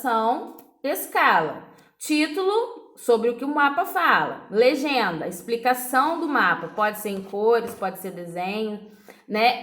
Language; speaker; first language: Portuguese; native; Portuguese